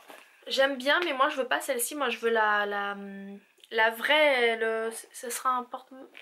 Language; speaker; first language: French; native; French